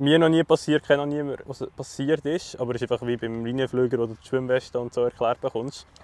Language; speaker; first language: German; native; German